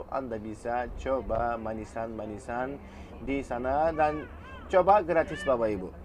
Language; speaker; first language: Indonesian; non-native, fluent; Turkish